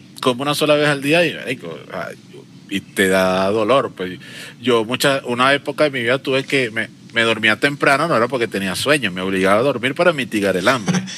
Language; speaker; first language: Spanish; native; Spanish